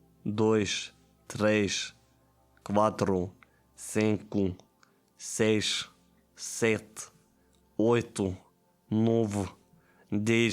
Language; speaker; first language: Portuguese; non-native, learner; German